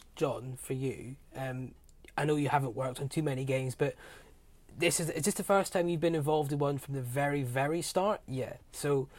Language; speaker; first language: English; native; English